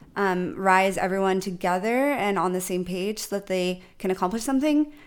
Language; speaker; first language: English; native; English